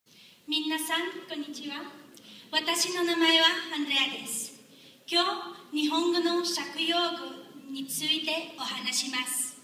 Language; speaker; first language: Japanese; non-native, learner; Spanish